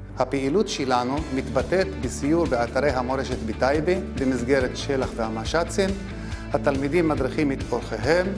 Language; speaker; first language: Hebrew; non-native, local second language; Arabic